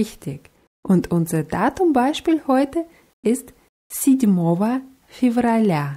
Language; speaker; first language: German; non-native, fluent; Russian